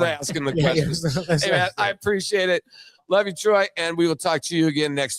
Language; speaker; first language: English; native; English